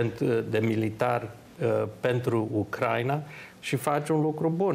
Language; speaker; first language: Romanian; early bilingual, heritage; Romanian